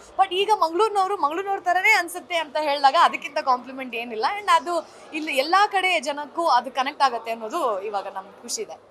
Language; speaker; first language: Kannada; native; Kannada